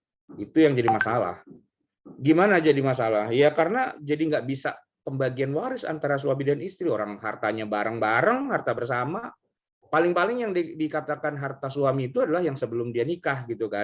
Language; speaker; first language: Indonesian; native; Indonesian